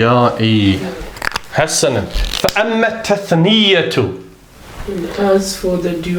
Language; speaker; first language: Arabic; non-native, learner; English